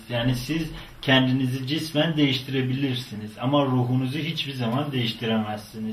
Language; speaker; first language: Turkish; non-native, fluent; Persian